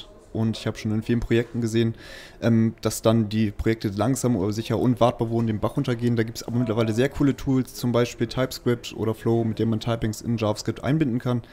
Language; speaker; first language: German; native; German